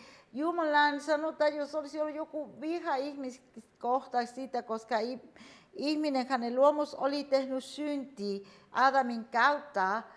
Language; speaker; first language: Finnish; non-native, fluent; Spanish